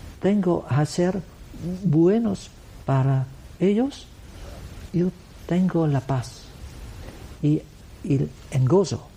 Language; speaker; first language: Spanish; non-native, learner; Vietnamese